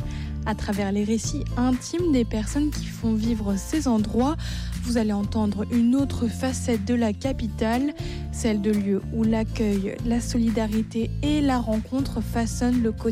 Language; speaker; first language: French; native; French